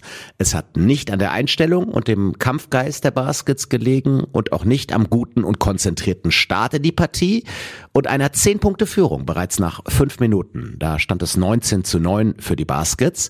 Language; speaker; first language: German; native; German